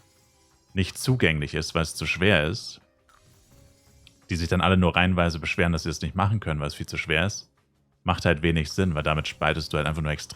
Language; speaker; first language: German; native; German